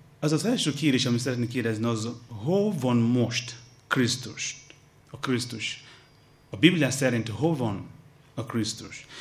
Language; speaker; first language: Hungarian; non-native, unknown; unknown